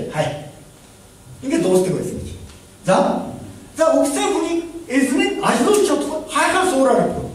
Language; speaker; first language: Mongolian; non-native, fluent; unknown